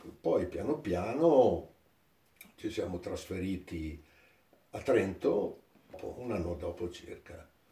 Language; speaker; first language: Italian; native; Italian